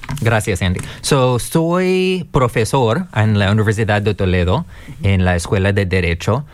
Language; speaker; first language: Spanish; non-native, learner; English